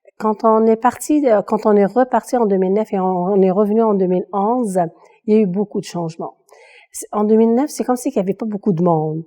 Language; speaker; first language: French; non-native, local second language; Kabyle